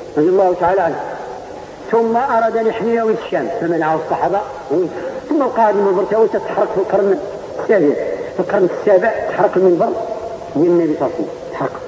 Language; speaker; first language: Arabic; native; Arabic